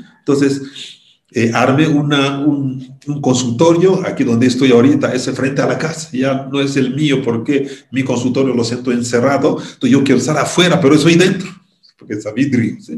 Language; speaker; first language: Spanish; non-native, fluent; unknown